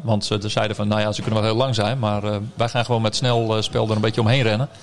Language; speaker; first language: Dutch; native; Dutch